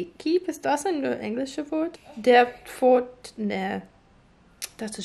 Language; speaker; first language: German; non-native, learner; English